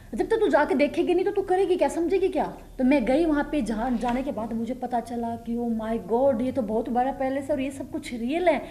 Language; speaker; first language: Hindi; native; Hindi